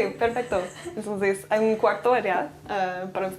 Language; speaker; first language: Spanish; non-native, learner; English